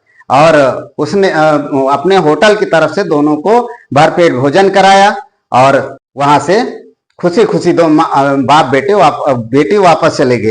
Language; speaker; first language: Hindi; native; Hindi